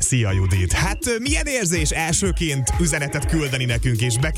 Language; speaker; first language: Hungarian; native; Hungarian